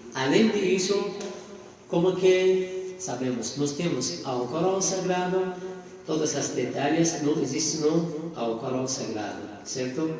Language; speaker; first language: Portuguese; non-native, fluent; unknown